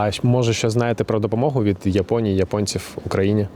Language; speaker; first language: Ukrainian; native; Ukrainian